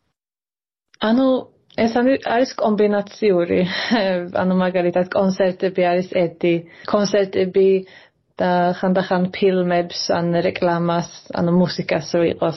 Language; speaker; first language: Georgian; early bilingual, heritage; Swedish